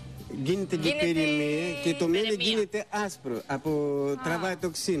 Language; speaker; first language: Greek; non-native, fluent; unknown